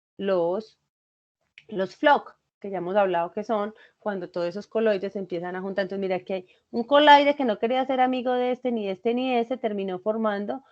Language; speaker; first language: Spanish; native; Spanish